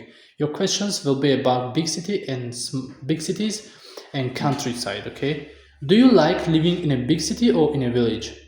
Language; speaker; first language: English; non-native, fluent; Tajik